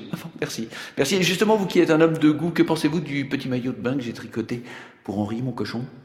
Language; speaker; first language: French; native; French